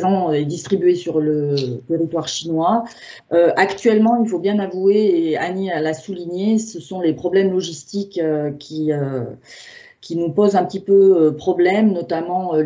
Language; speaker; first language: French; native; French